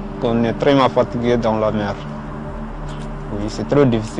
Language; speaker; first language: French; non-native, learner; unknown